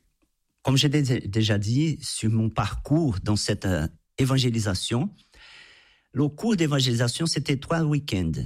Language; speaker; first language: French; non-native, fluent; Portuguese